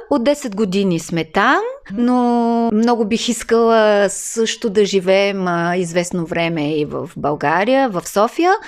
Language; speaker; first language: Bulgarian; native; Bulgarian